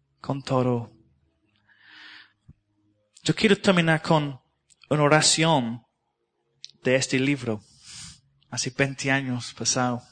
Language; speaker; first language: Spanish; non-native, learner; English